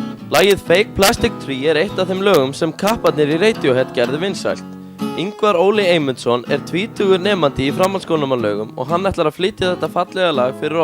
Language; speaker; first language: Icelandic; native; Icelandic